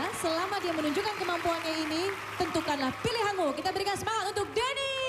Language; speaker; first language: Indonesian; native; Indonesian